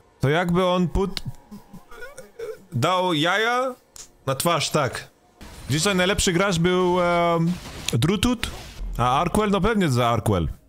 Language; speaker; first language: Polish; non-native, learner; Swedish